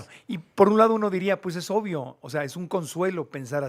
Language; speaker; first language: Spanish; native; Spanish